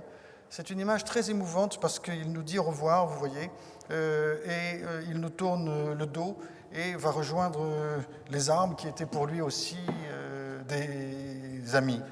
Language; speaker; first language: French; native; French